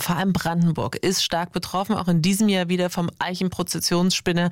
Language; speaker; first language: German; native; German